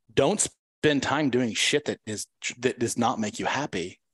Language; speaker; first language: English; native; English